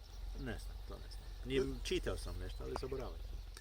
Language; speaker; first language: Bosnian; non-native, learner; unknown